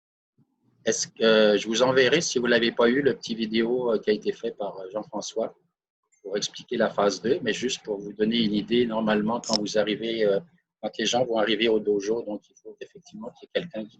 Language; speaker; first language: French; native; French